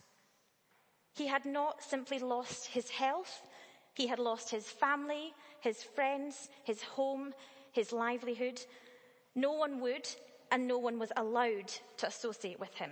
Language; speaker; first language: English; native; English